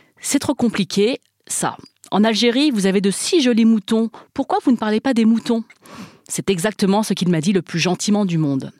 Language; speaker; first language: French; early bilingual, other home language; Chinese